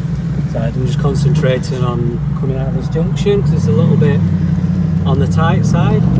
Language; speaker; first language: English; native; English